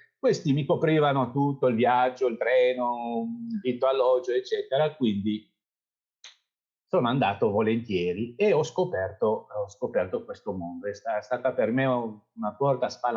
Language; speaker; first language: Italian; non-native, fluent; Kabyle